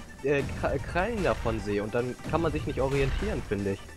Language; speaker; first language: German; native; German